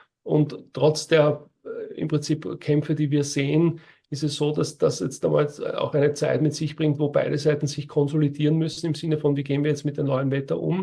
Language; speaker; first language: German; native; German